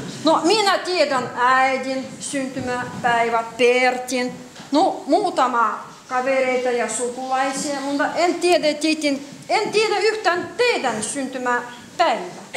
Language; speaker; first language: Finnish; non-native, learner; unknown